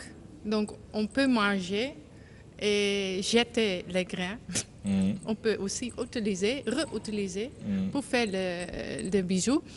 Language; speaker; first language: French; non-native, learner; Dutch